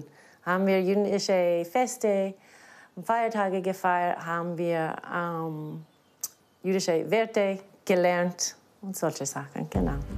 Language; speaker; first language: German; non-native, fluent; English